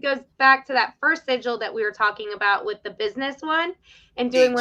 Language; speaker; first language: English; native; English